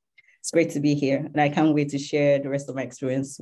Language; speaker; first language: English; non-native, local second language; Yoruba